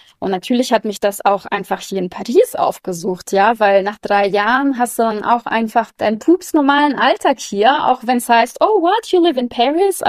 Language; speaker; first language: German; early bilingual, other home language; Russian